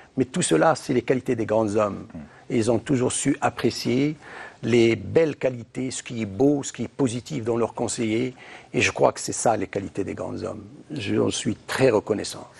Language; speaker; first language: French; non-native, local second language; Arabic